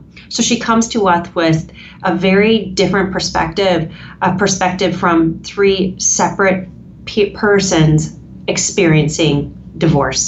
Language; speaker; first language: English; native; English